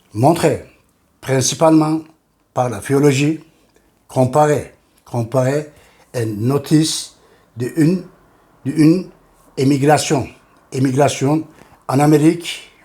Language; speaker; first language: French; non-native, fluent; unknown